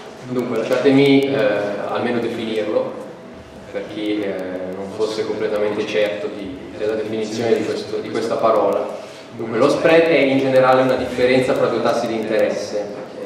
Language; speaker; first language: Italian; native; Italian